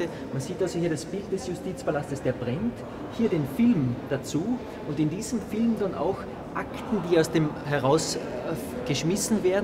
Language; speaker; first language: German; native; German